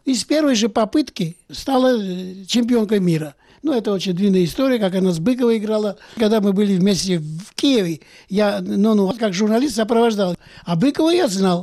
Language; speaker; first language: Russian; non-native, local second language; Georgian